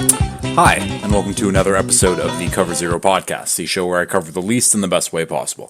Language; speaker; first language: English; native; English